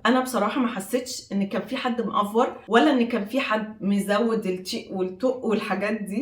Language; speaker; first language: Arabic; native; Arabic